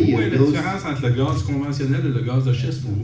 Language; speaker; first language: French; native; French